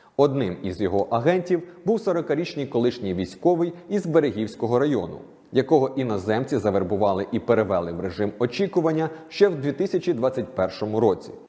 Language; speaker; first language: Ukrainian; native; Ukrainian